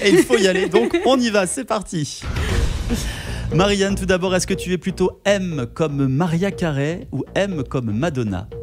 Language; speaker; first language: French; native; French